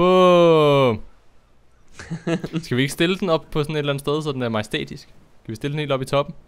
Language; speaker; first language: Danish; native; Danish